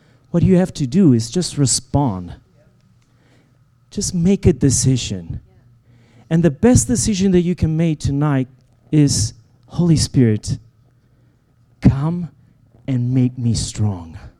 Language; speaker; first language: English; non-native, fluent; Italian